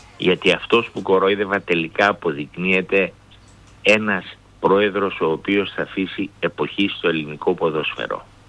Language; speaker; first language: Greek; native; Greek